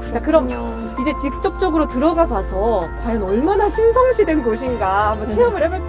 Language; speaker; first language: Korean; native; Korean